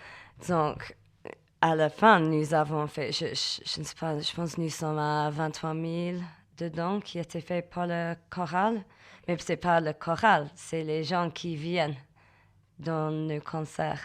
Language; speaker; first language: French; non-native, fluent; English